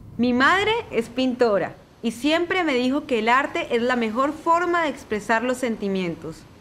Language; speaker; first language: Spanish; native; Spanish